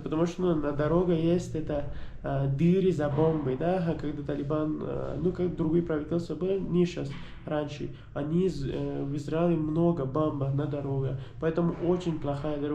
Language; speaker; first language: Russian; non-native, learner; Kyrgyz